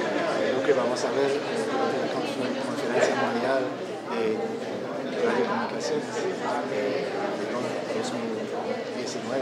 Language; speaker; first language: Spanish; non-native, fluent; French